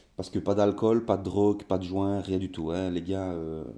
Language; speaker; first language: French; native; French